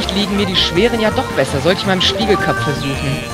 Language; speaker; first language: German; native; German